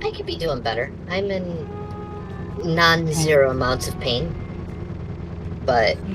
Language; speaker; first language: English; native; English